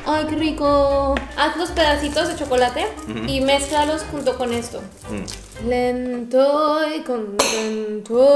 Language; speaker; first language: Spanish; native; Spanish